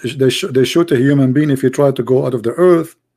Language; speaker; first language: English; non-native, fluent; Arabic